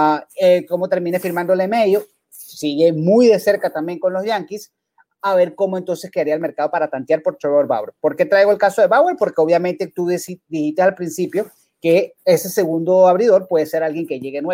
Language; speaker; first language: Spanish; native; Spanish